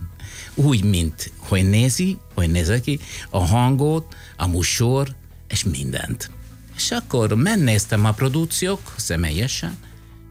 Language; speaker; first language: Hungarian; non-native, fluent; Italian